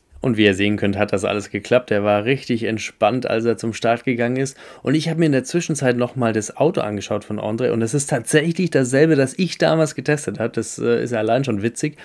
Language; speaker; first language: German; native; German